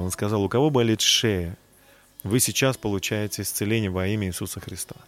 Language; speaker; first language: Russian; native; Russian